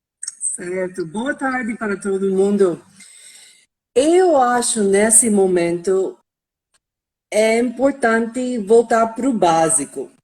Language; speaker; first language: Portuguese; non-native, fluent; English